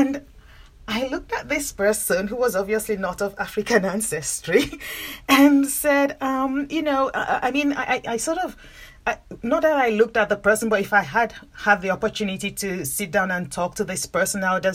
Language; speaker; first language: English; non-native, local second language; Yoruba